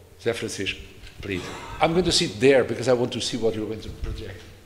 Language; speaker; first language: English; non-native, fluent; Portuguese